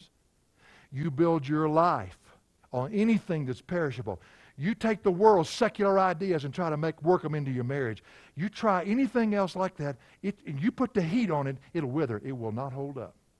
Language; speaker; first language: English; native; English